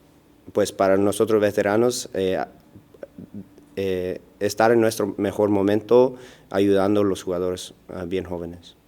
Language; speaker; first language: Spanish; early bilingual, heritage; Spanish